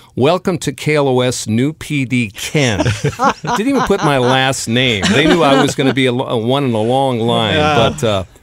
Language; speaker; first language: English; native; English